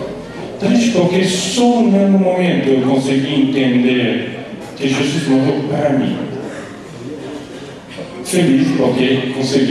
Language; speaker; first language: Portuguese; non-native, learner; Italian